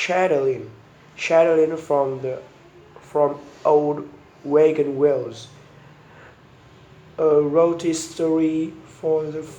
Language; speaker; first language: English; non-native, learner; Vietnamese